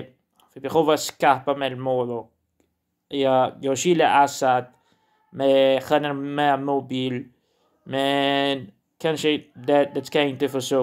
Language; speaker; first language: Swedish; non-native, learner; Portuguese